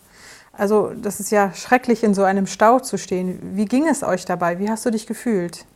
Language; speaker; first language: German; native; German